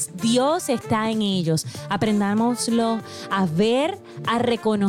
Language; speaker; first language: Spanish; native; Spanish